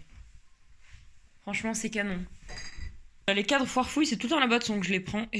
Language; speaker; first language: French; native; French